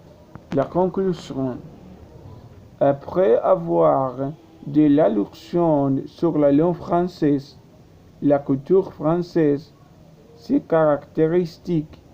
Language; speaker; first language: French; non-native, learner; Spanish